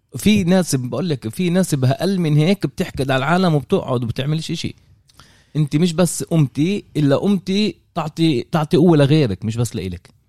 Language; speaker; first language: Arabic; native; Arabic